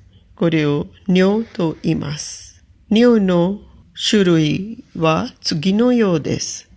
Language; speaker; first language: Japanese; non-native, fluent; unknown